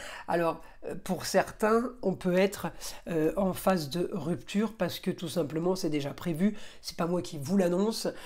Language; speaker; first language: French; native; French